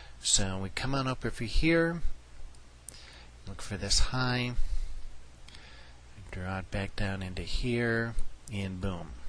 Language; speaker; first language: English; native; English